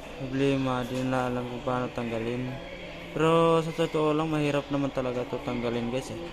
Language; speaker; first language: Filipino; non-native, local second language; Cebuano